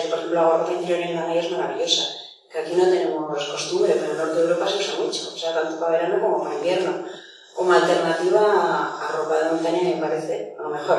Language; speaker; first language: Spanish; native; Spanish